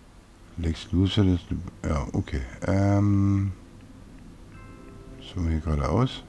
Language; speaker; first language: German; native; German